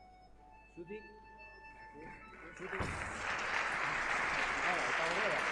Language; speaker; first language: Basque; non-native, local second language; Spanish